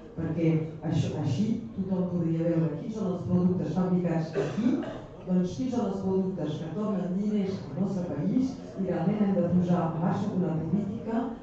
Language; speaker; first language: Catalan; non-native, local second language; French